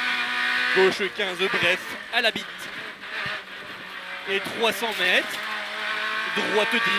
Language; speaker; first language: French; native; French